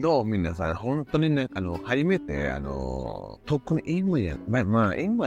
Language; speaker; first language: Japanese; non-native, learner; Spanish